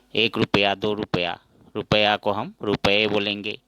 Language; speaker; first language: Hindi; non-native, local second language; Assamese